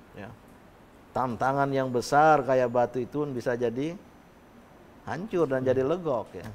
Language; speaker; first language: Indonesian; native; Indonesian